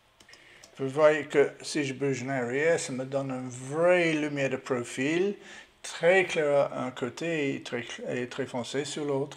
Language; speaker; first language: French; non-native, learner; English